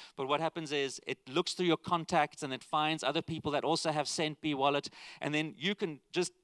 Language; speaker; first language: English; native; English